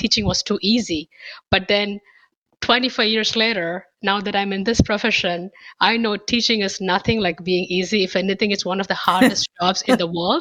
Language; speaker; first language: English; non-native, local second language; Tamil